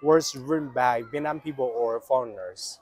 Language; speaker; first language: English; non-native, learner; Chinese